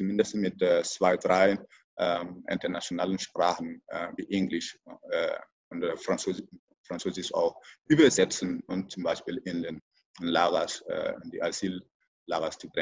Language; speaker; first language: German; non-native, fluent; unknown